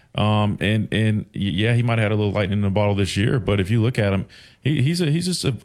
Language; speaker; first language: English; native; English